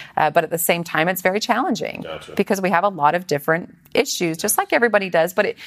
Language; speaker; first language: English; native; English